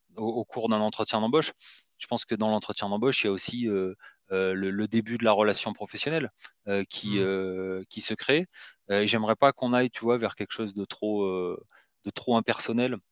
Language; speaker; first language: French; native; French